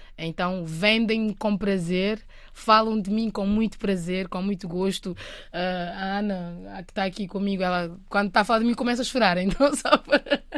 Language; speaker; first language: Portuguese; non-native, local second language; Kabuverdianu